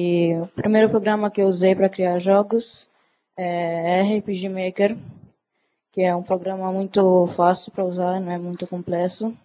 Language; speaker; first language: Portuguese; early bilingual, other home language; Italian